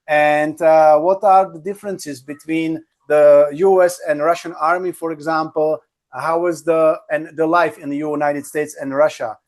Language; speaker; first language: English; non-native, fluent; Czech